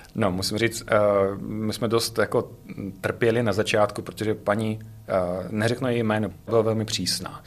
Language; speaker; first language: Czech; non-native, fluent; Russian